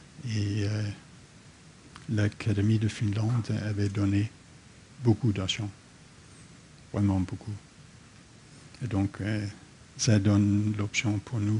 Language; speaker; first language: French; non-native, fluent; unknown